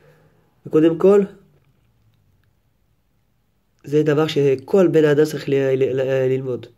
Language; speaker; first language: Hebrew; non-native, fluent; French